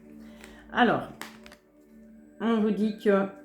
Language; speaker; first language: French; native; French